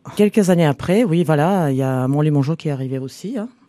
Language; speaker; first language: French; non-native, fluent; Bulgarian